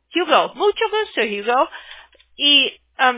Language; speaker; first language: Spanish; non-native, learner; English